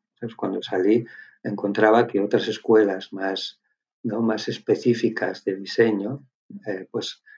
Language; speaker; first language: Spanish; native; Spanish